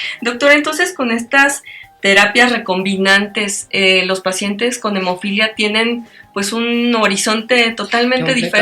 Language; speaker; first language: Spanish; native; Spanish